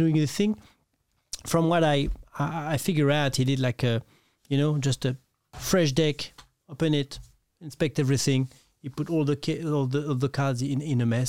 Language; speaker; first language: English; non-native, fluent; French